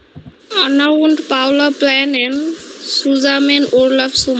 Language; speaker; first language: German; non-native, learner; Bangla